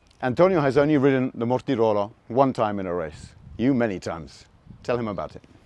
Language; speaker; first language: English; native; English